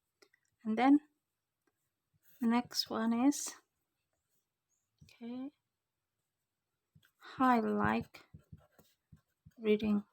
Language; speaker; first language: English; non-native, fluent; Indonesian